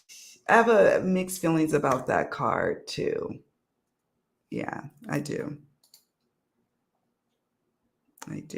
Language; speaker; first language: English; native; English